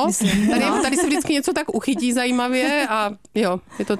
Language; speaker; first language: Czech; native; Czech